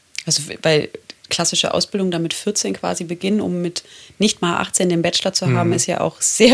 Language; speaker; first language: German; native; German